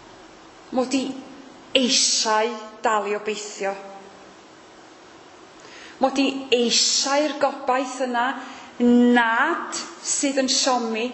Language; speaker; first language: Welsh; native; Welsh